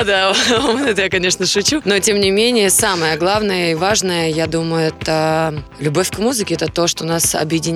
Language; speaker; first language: Russian; native; Russian